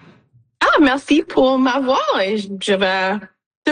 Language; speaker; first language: French; non-native, local second language; English